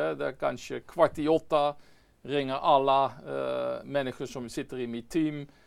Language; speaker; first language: Swedish; non-native, fluent; Dutch